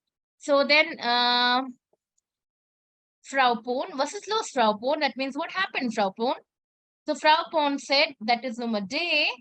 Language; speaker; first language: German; non-native, fluent; Hindi